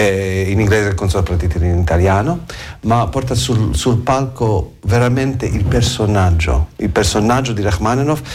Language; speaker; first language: Italian; non-native, learner; English